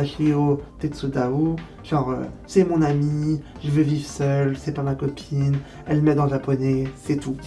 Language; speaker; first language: French; native; French